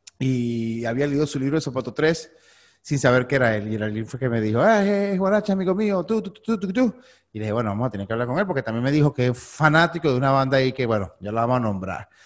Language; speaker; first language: Spanish; native; Spanish